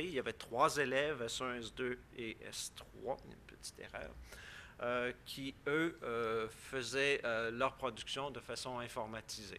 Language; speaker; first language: French; native; French